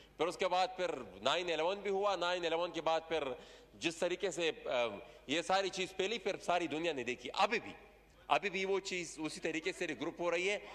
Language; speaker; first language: Urdu; non-native, local second language; Pashto